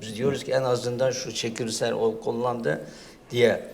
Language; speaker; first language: Turkish; non-native, fluent; Uyghur